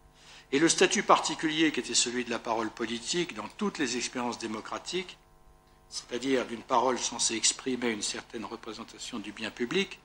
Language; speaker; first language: French; native; French